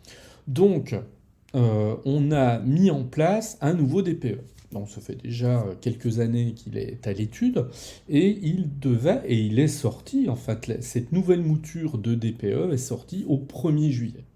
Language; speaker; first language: French; native; French